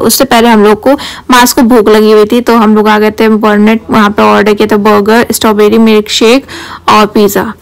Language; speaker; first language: Hindi; native; Hindi